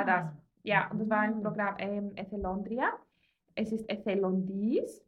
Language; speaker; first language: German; non-native, fluent; Greek